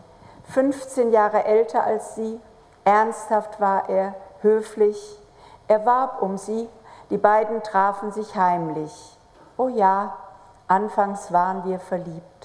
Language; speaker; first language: German; native; German